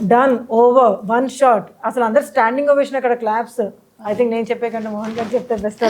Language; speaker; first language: Telugu; early bilingual, heritage; Telugu